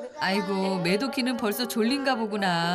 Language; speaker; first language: Korean; native; Korean